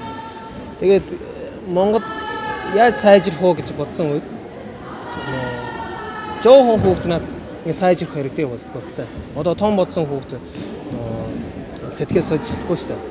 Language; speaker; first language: Mongolian; non-native, learner; Japanese